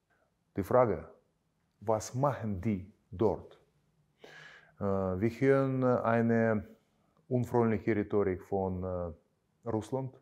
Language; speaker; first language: German; non-native, fluent; Russian